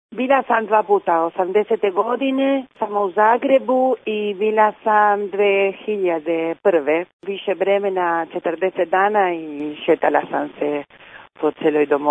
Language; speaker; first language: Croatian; early bilingual, heritage; Croatian